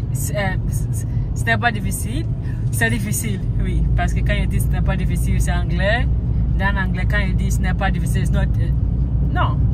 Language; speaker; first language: French; non-native, learner; English